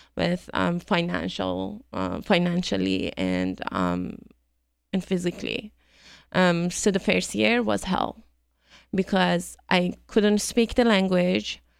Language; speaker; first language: English; non-native, fluent; Persian